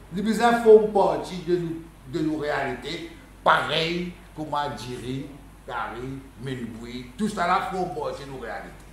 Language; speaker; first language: French; non-native, local second language; Morisyen